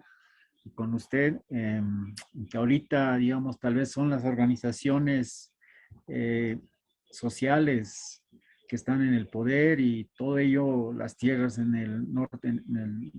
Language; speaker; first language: Spanish; native; Spanish